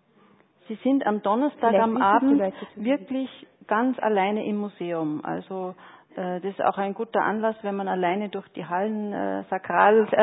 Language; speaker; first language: German; native; German